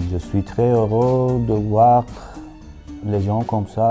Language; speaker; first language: French; non-native, fluent; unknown